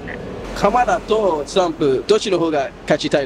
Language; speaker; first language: Japanese; non-native, learner; English